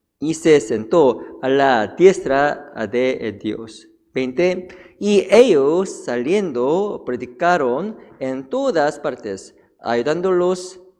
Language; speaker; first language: Spanish; non-native, fluent; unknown